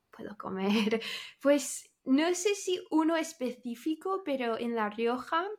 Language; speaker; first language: Spanish; non-native, fluent; English